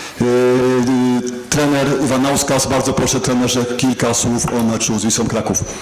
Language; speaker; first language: Polish; native; Polish